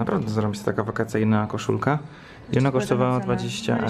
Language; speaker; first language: Polish; native; Polish